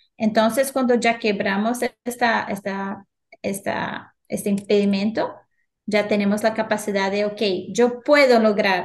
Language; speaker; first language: Spanish; non-native, fluent; Portuguese